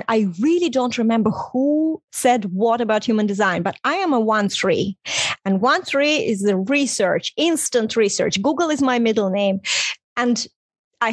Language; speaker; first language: English; non-native, fluent; Russian